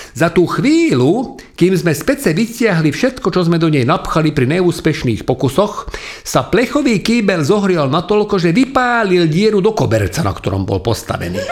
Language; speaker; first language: Slovak; non-native, local second language; Hungarian